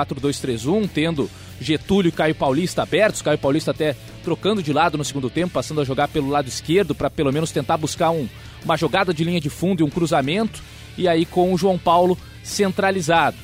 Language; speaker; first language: Portuguese; native; Portuguese